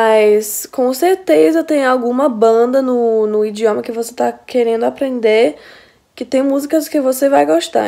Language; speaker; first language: Portuguese; non-native, fluent; English